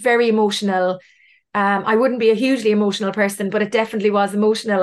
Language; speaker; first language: English; native; English